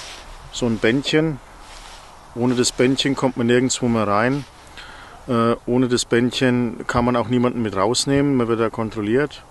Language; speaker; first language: German; native; German